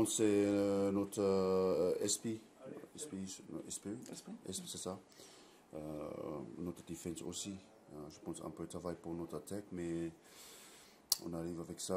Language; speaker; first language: French; non-native, learner; English